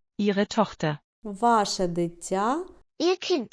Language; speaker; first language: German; non-native, fluent; Ukrainian